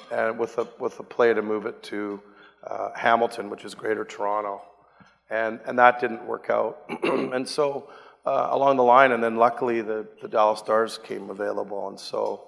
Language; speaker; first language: English; native; English